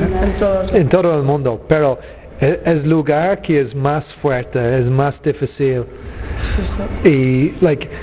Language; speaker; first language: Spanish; non-native, learner; English